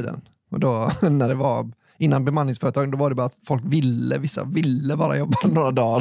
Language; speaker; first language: Swedish; native; Swedish